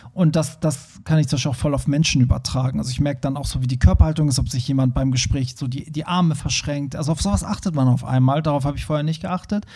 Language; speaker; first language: German; early bilingual, other home language; Persian